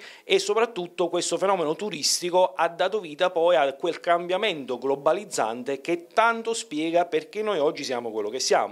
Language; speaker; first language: Italian; native; Italian